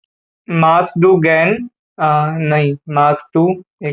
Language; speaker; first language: German; non-native, learner; Hindi